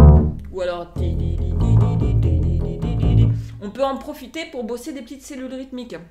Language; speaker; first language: French; native; French